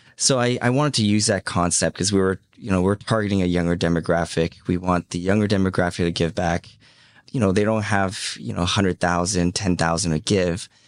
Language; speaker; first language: English; early bilingual, other home language; Cantonese